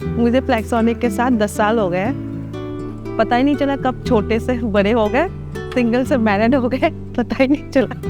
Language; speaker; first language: Hindi; non-native, local second language; Assamese